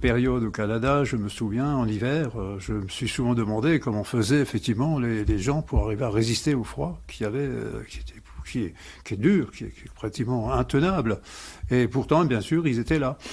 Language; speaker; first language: French; non-native, local second language; Swiss German